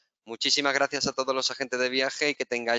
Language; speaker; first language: Spanish; native; Spanish